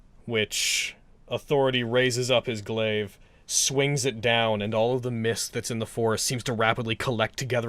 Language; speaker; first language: English; native; English